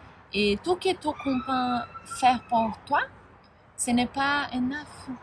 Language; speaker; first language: French; non-native, learner; Spanish